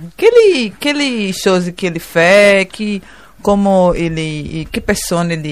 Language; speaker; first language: French; non-native, learner; Portuguese